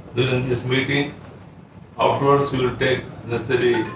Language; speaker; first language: English; non-native, local second language; Kannada